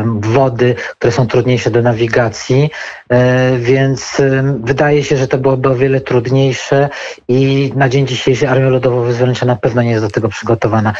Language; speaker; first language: Polish; native; Polish